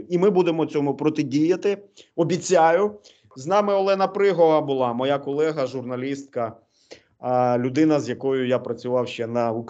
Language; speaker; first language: Ukrainian; native; Ukrainian